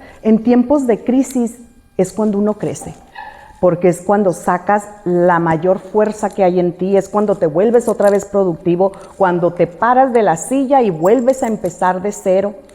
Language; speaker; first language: Spanish; native; Spanish